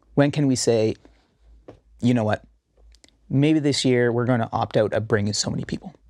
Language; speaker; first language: English; early bilingual, heritage; Arabic